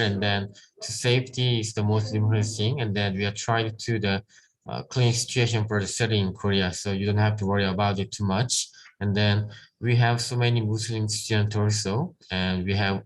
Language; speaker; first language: English; non-native, learner; Korean